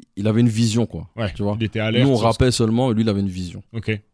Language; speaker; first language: French; native; French